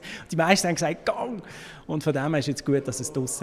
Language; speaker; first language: German; native; German